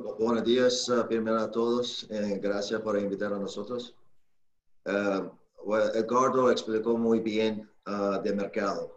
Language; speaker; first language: Spanish; non-native, learner; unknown